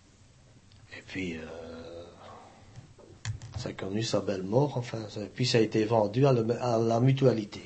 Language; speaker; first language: French; native; French